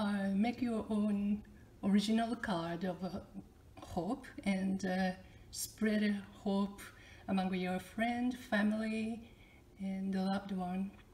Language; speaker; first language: English; non-native, fluent; Japanese